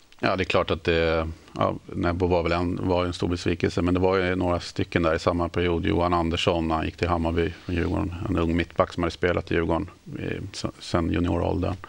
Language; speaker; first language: Swedish; native; Swedish